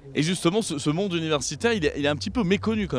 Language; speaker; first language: French; native; French